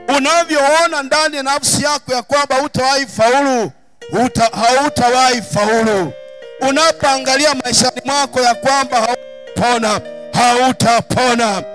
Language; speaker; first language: Swahili; non-native, local second language; Luyia